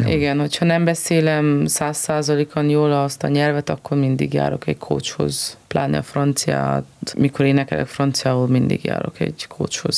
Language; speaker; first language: Hungarian; non-native, local second language; Romanian